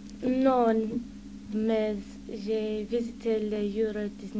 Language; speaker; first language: French; non-native, learner; English